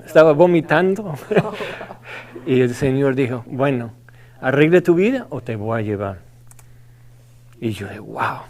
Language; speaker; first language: Spanish; non-native, fluent; English